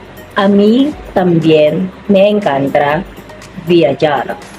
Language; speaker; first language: Spanish; non-native, learner; Filipino